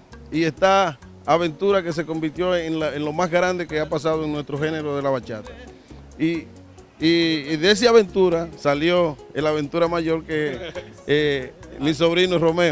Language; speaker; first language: Spanish; native; Spanish